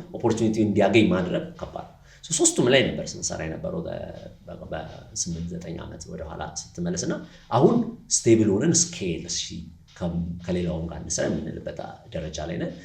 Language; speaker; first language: Amharic; native; Amharic